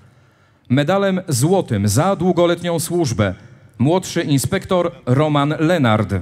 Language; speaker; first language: Polish; native; Polish